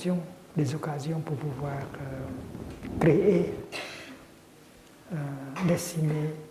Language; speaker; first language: French; non-native, fluent; Vietnamese